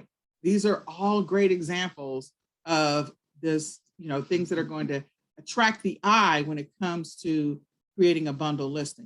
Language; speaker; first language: English; native; English